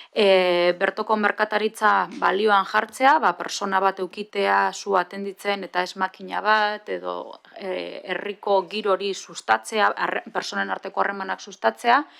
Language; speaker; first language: Basque; native; Basque